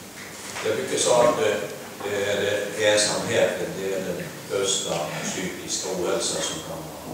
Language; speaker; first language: Swedish; non-native, learner; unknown